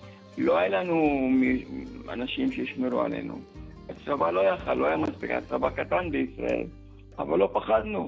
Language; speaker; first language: Hebrew; early bilingual, other home language; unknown